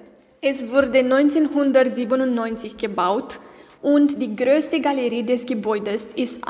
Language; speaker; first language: German; non-native, learner; Romanian